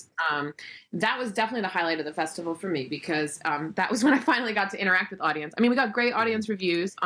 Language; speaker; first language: English; native; English